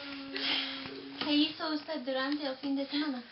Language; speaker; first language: Spanish; non-native, learner; English